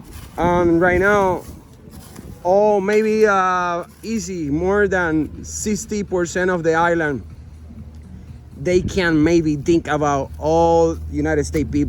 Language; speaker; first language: English; non-native, learner; Spanish